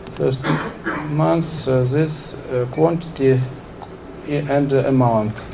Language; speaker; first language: English; non-native, learner; Ukrainian